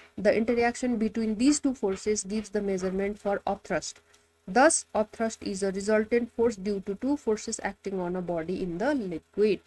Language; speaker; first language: English; non-native, local second language; Nepali